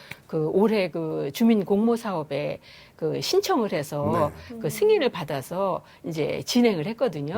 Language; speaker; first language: Korean; native; Korean